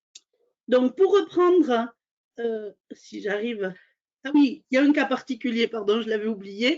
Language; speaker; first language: French; native; French